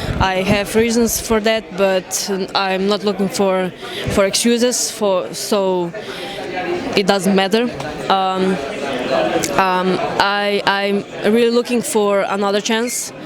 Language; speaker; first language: English; non-native, learner; Slovenian